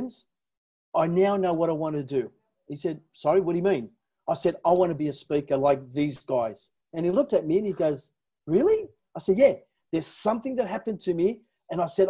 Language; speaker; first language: English; non-native, local second language; Italian